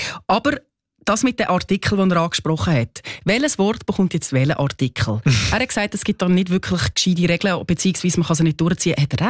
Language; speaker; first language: German; native; German